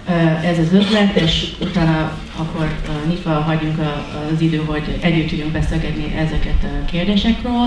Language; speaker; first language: Hungarian; non-native, learner; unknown